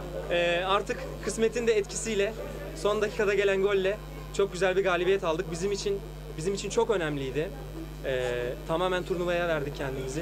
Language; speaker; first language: Turkish; native; Turkish